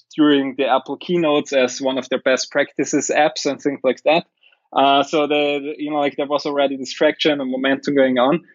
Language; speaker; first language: English; non-native, fluent; German